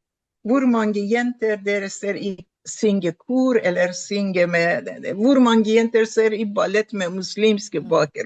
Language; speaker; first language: Norwegian; non-native, fluent; Persian